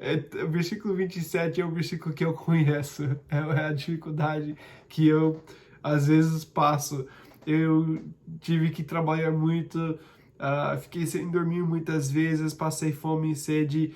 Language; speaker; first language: Portuguese; non-native, fluent; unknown